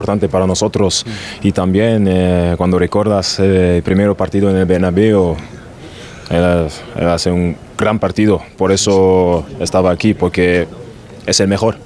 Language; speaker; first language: Spanish; non-native, learner; German